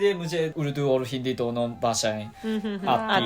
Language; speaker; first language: Hindi; non-native, fluent; Japanese